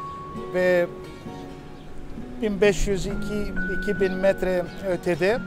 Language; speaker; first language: Turkish; non-native, local second language; Greek